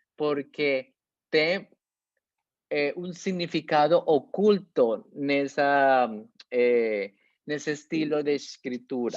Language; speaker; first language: Portuguese; non-native, fluent; Spanish